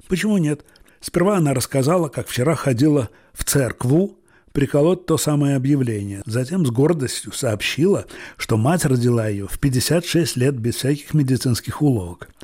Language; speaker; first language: Russian; native; Russian